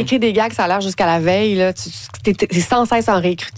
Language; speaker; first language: French; native; French